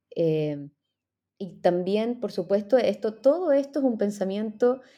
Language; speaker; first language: Spanish; native; Spanish